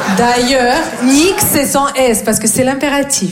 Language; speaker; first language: French; non-native, fluent; Russian